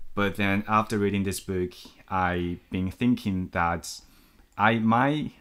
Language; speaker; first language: English; non-native, fluent; Chinese